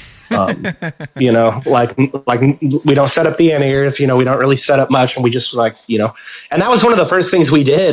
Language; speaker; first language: English; native; English